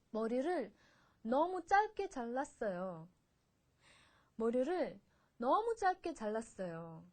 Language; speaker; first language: Korean; non-native, fluent; Russian